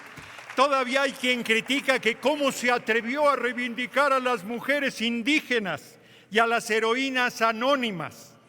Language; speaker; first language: Spanish; native; Spanish